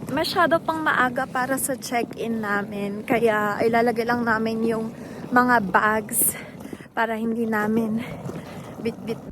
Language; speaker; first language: Filipino; native; Filipino